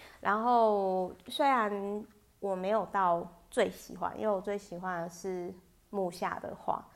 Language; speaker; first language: Chinese; native; Chinese